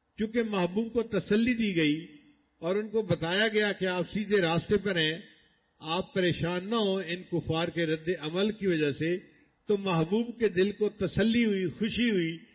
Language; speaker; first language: Urdu; non-native, local second language; Punjabi